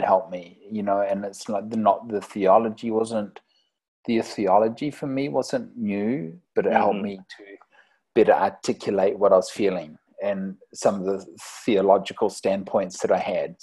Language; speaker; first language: English; native; English